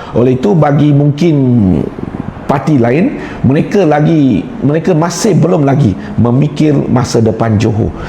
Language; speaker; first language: Malay; non-native, local second language; Chinese